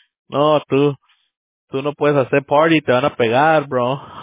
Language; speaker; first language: Spanish; early bilingual, heritage; Spanish